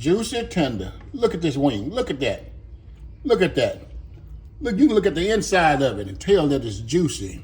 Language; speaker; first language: English; native; English